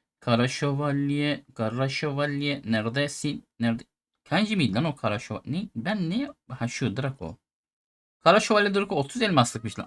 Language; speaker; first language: Turkish; native; Turkish